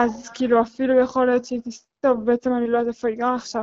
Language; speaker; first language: Hebrew; native; Hebrew